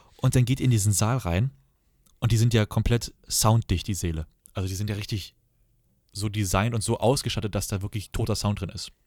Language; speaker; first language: German; native; German